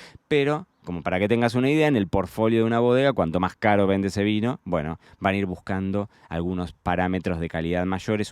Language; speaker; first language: Spanish; native; Spanish